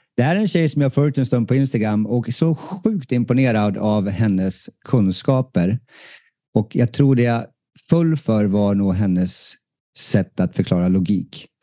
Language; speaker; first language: Swedish; native; Swedish